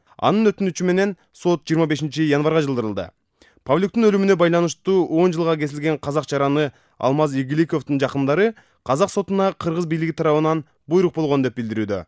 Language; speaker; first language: Kyrgyz; native; Kyrgyz